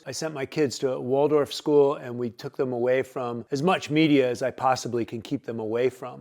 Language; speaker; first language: English; native; English